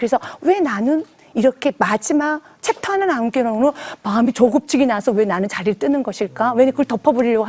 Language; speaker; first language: Korean; native; Korean